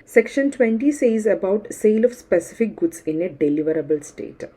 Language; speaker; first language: English; non-native, local second language; Malayalam